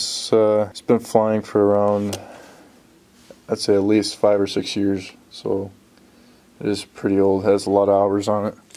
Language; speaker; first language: English; native; English